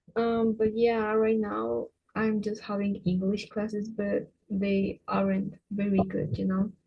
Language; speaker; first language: English; non-native, fluent; Spanish